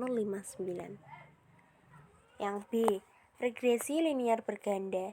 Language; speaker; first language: Indonesian; native; Indonesian